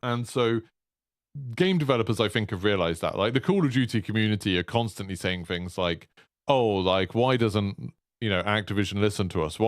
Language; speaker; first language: English; native; English